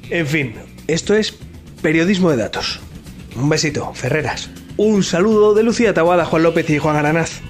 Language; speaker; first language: Spanish; native; Spanish